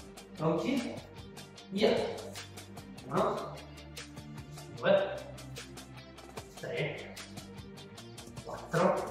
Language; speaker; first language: Italian; native; Italian